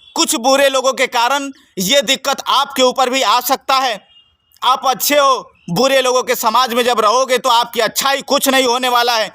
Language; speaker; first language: Hindi; native; Hindi